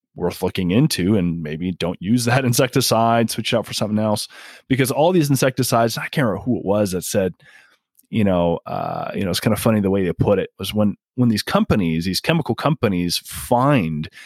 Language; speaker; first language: English; native; English